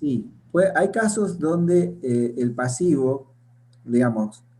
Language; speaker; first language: Spanish; native; Spanish